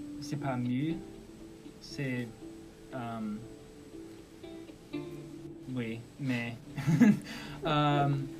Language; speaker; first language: French; non-native, learner; English